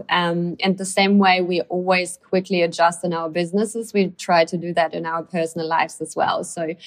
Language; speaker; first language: English; non-native, fluent; German